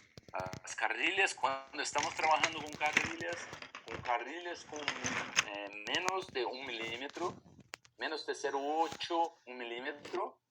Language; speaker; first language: Spanish; non-native, fluent; Portuguese